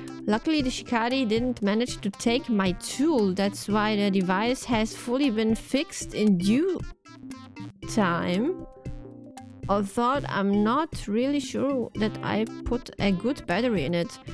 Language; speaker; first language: English; non-native, fluent; German